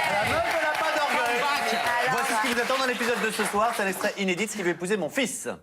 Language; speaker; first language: French; native; French